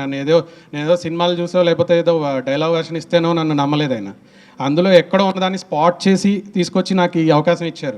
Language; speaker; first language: Telugu; native; Telugu